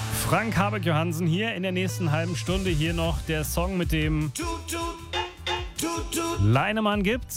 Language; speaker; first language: German; native; German